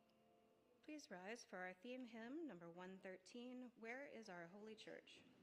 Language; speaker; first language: English; native; English